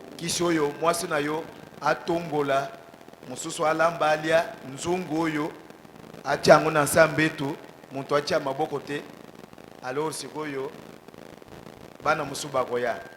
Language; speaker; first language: Lingala; native; Lingala